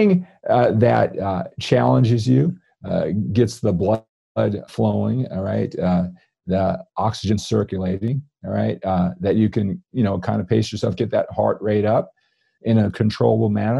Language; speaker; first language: English; native; English